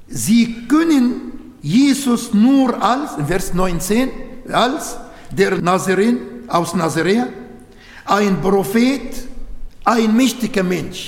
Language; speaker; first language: German; non-native, learner; Arabic